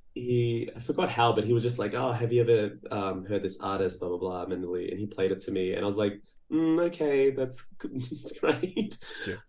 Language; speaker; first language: English; early bilingual, other home language; Portuguese